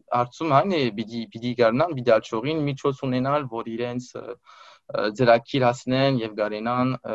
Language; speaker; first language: Armenian; early bilingual, heritage; Armenian